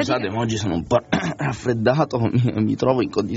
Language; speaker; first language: Italian; native; Italian